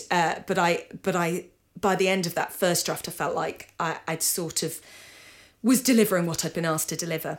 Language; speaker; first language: English; native; English